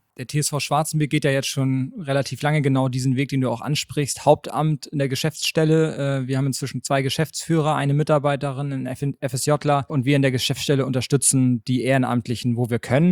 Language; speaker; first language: German; native; German